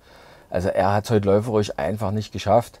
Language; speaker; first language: German; native; German